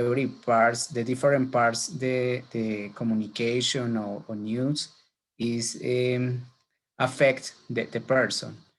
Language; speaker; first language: English; non-native, learner; Spanish